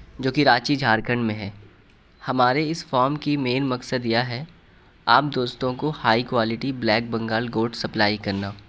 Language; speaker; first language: Hindi; native; Hindi